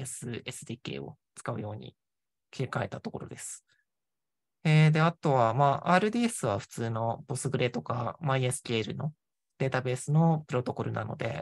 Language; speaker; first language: Japanese; native; Japanese